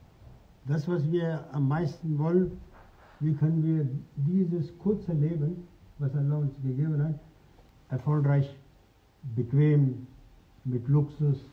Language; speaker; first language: German; non-native, fluent; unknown